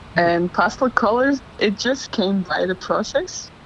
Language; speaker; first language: English; non-native, fluent; Slovak